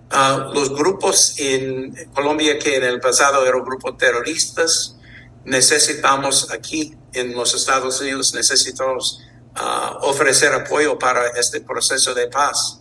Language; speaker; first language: Spanish; non-native, fluent; English